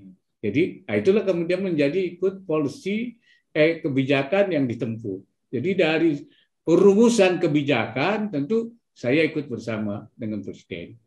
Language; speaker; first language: Indonesian; native; Indonesian